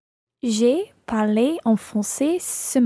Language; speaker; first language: French; non-native, learner; English